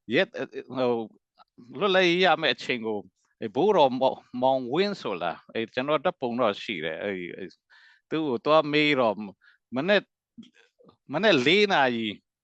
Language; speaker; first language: Burmese; non-native, local second language; Mizo